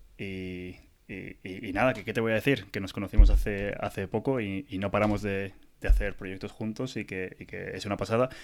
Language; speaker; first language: Spanish; native; Spanish